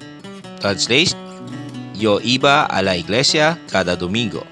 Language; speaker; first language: Spanish; non-native, fluent; Filipino